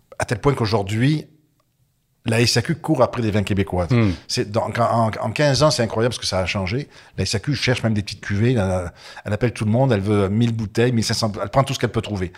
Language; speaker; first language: French; native; French